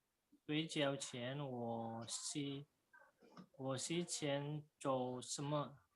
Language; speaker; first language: Chinese; non-native, learner; Indonesian